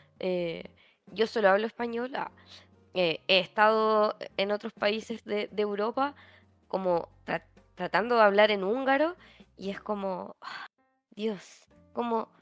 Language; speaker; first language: Spanish; native; Spanish